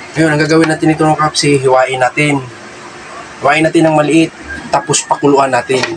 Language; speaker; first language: Filipino; non-native, local second language; Cebuano